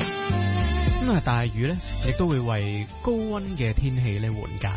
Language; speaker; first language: Chinese; non-native, local second language; Cantonese